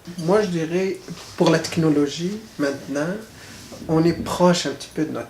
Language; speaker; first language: French; non-native, local second language; Arabic